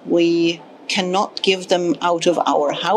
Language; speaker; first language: English; non-native, fluent; German